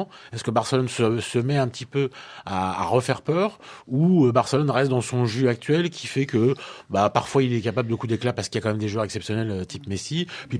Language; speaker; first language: French; native; French